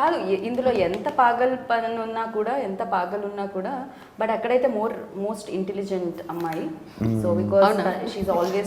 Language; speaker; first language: Telugu; native; Telugu